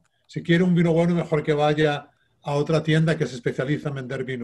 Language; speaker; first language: Spanish; native; Spanish